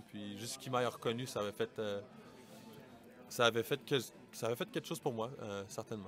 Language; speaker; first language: French; native; French